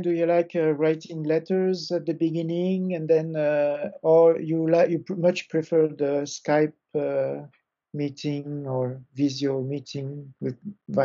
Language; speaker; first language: English; non-native, fluent; French